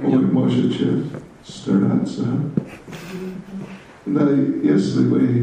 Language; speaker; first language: Russian; non-native, learner; English